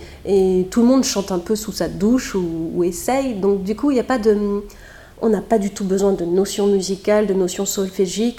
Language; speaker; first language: French; native; French